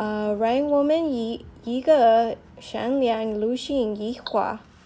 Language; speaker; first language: Chinese; non-native, learner; English